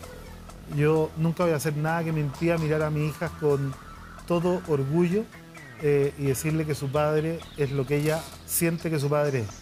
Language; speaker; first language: Spanish; native; Spanish